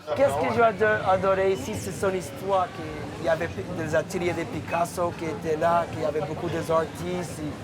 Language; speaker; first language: French; non-native, fluent; English